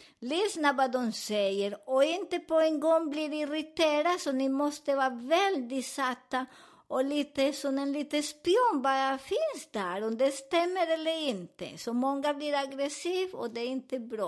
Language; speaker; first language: Swedish; non-native, fluent; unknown